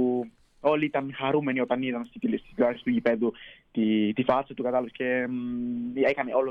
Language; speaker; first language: Greek; early bilingual, heritage; Greek